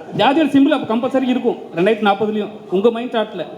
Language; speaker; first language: Tamil; native; Tamil